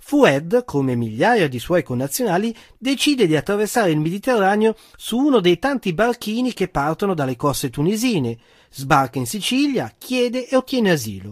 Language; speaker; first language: Italian; native; Italian